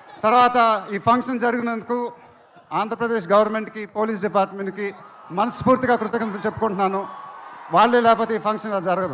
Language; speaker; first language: Telugu; native; Telugu